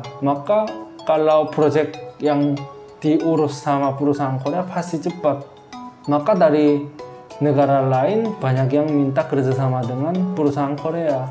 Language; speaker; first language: Indonesian; non-native, fluent; Korean